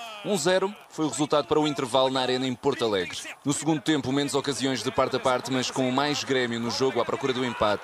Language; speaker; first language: Portuguese; native; Portuguese